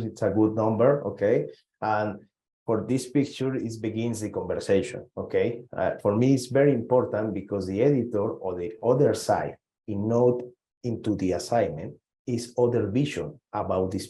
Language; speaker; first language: English; non-native, learner; Spanish